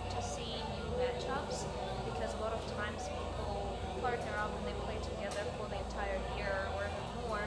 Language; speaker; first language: English; non-native, fluent; Russian